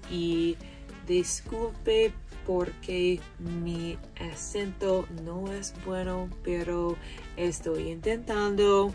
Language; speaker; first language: Spanish; non-native, learner; English